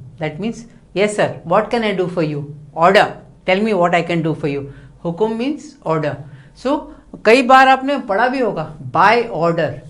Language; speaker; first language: Hindi; non-native, local second language; Tamil